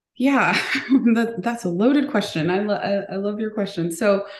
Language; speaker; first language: English; early bilingual, other home language; Spanish